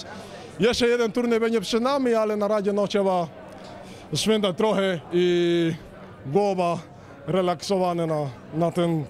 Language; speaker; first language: Polish; non-native, fluent; Spanish